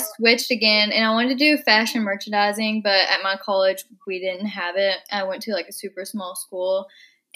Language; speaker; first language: English; native; English